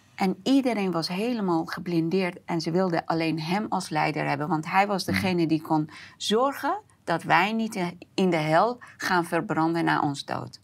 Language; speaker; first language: Dutch; non-native, fluent; Persian